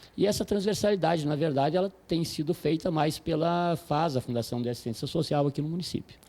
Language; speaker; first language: Portuguese; native; Portuguese